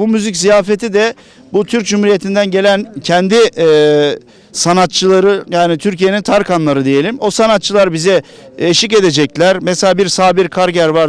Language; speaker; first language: Turkish; native; Turkish